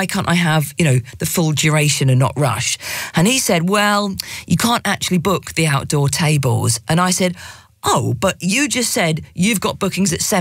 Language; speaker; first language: English; native; English